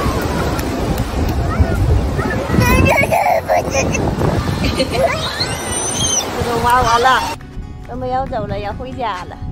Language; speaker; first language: Chinese; native; Chinese